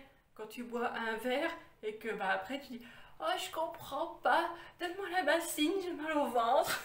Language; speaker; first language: French; native; French